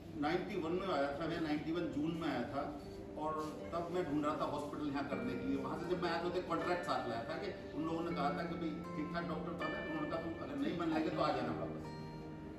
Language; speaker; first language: Hindi; native; Hindi